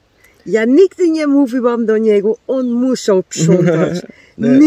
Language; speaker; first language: Polish; non-native, learner; Dutch